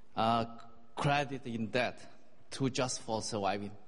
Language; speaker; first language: English; non-native, fluent; Chinese